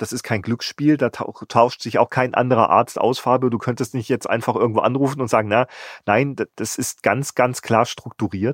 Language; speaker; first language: German; native; German